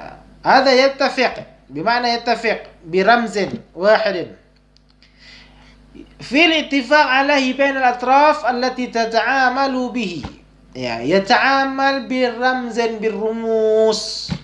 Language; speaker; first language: Arabic; non-native, fluent; Indonesian